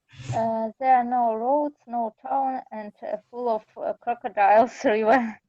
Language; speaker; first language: English; non-native, learner; Russian